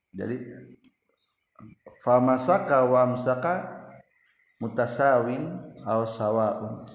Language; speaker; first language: Arabic; non-native, fluent; Indonesian